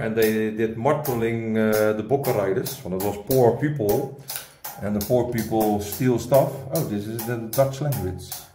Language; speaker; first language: English; non-native, learner; Dutch